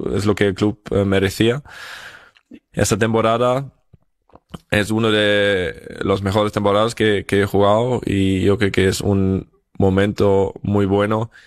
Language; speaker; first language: Spanish; non-native, fluent; German